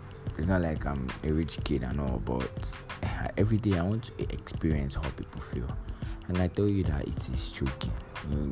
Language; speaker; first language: English; non-native, local second language; Yoruba